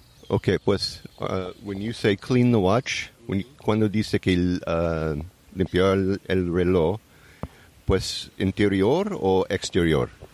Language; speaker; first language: Spanish; non-native, learner; English